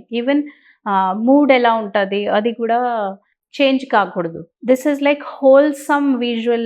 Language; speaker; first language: Telugu; non-native, learner; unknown